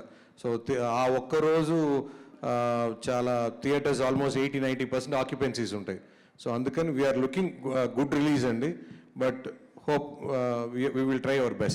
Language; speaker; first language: Telugu; native; Telugu